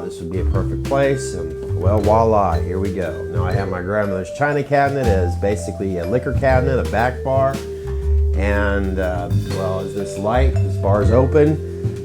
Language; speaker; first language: English; native; English